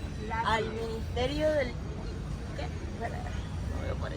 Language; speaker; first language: Spanish; native; Spanish